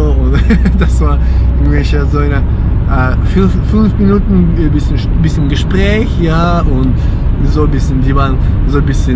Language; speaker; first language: German; non-native, fluent; Ukrainian